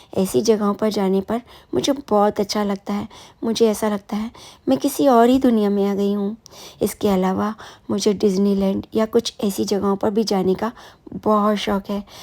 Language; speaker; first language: Hindi; native; Hindi